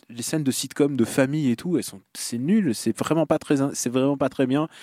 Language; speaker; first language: French; non-native, fluent; Russian